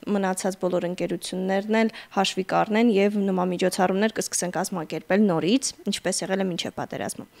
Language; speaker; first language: Armenian; native; Armenian